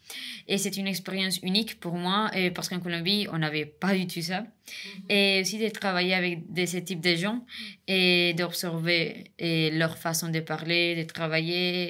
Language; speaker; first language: French; non-native, fluent; Spanish